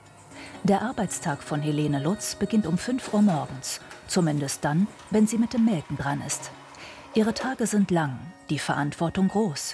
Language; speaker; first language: German; native; German